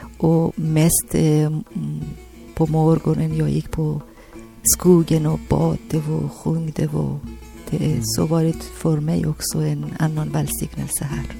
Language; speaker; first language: Swedish; non-native, learner; Persian